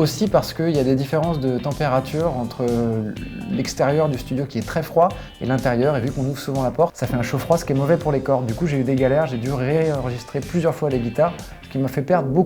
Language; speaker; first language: French; native; French